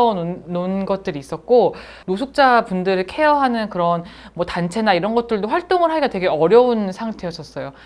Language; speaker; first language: Korean; native; Korean